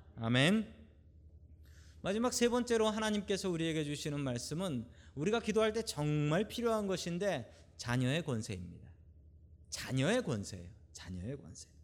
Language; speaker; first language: Korean; native; Korean